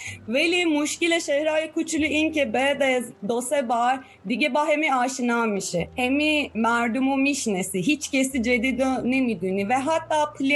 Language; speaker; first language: Persian; non-native, fluent; Turkish